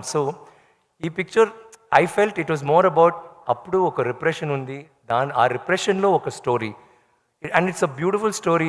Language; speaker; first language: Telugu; non-native, learner; Tamil